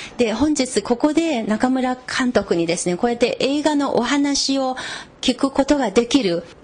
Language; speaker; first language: Japanese; non-native, fluent; Chinese